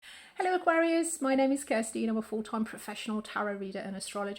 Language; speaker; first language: English; native; English